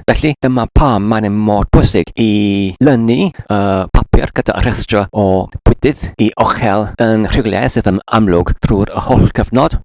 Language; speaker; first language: Welsh; non-native, learner; English